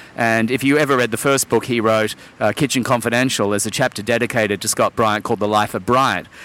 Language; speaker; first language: English; native; English